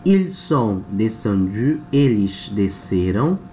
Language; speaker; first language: French; non-native, fluent; Portuguese